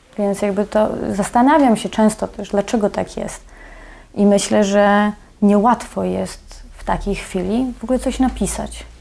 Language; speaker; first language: Polish; native; Polish